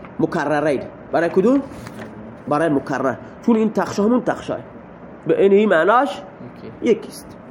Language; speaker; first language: Persian; non-native, local second language; Baluchi